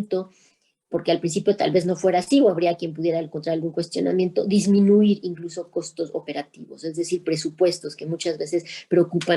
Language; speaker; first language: Spanish; native; Spanish